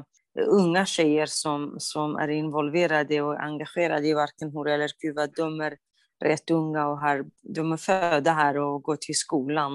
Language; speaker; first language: Swedish; non-native, fluent; Kurdish